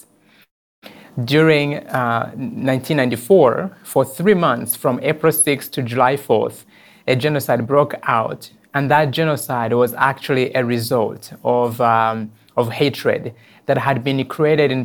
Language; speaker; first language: English; non-native, local second language; Kinyarwanda